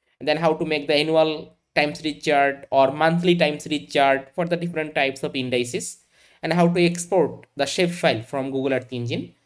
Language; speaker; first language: English; non-native, local second language; Bangla